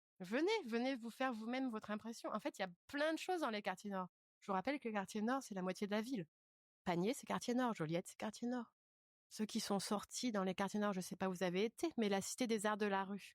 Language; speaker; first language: French; native; French